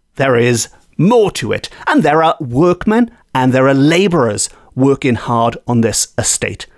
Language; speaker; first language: English; native; English